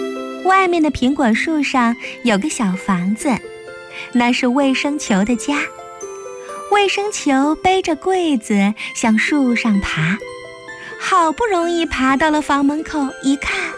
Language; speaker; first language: Chinese; native; Chinese